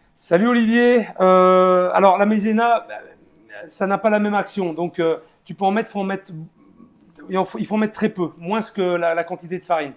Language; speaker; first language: French; native; French